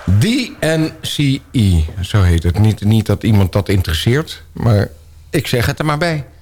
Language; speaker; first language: Dutch; native; Dutch